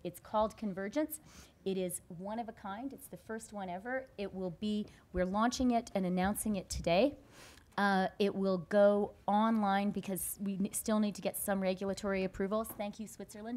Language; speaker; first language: English; native; English